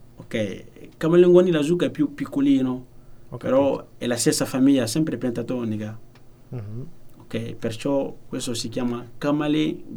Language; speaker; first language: Italian; non-native, learner; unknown